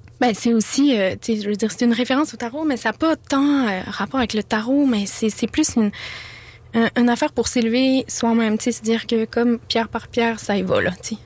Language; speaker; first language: French; native; French